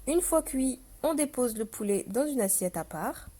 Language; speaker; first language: French; non-native, local second language; Arabic